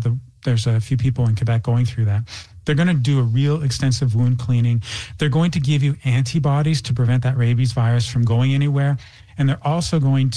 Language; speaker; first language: English; native; English